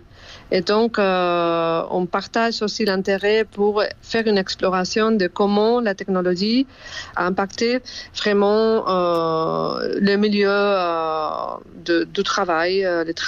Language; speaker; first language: French; non-native, fluent; Spanish